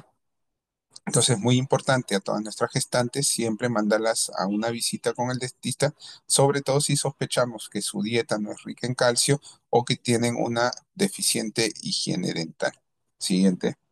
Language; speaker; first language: Spanish; native; Spanish